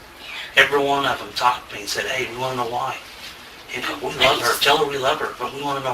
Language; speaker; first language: English; native; English